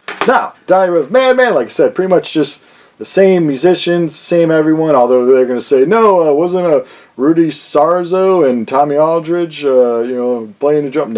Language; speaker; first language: English; native; English